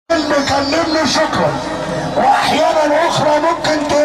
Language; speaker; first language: Arabic; native; Arabic